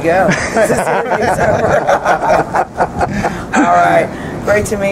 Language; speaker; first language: English; native; English